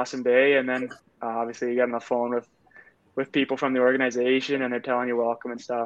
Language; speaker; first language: English; native; English